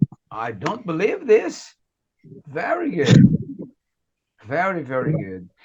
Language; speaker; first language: English; non-native, fluent; Portuguese